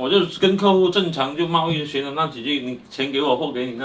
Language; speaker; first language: Chinese; native; Chinese